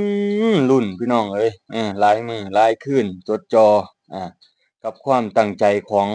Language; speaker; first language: Thai; non-native, local second language; Northeastern Thai